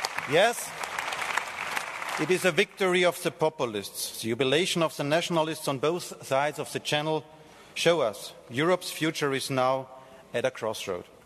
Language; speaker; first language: English; non-native, fluent; German